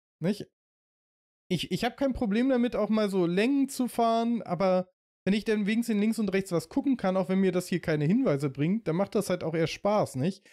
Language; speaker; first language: German; native; German